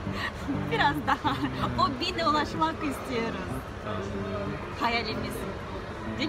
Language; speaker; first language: Turkish; non-native, learner; Russian